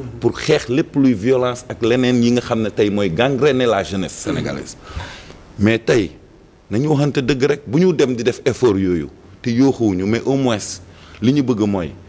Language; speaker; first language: Wolof; native; Wolof